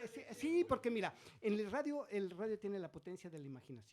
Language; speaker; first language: Spanish; native; Spanish